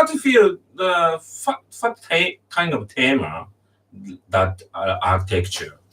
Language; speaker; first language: English; non-native, learner; Japanese